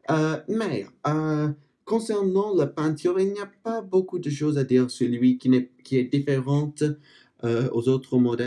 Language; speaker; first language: French; non-native, fluent; English